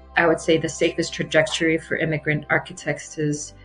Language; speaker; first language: English; non-native, fluent; Arabic